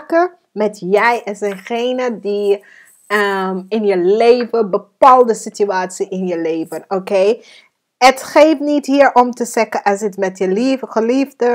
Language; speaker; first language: Dutch; non-native, fluent; English